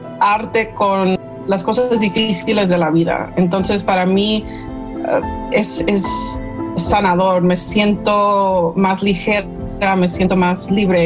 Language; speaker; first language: Spanish; early bilingual, heritage; English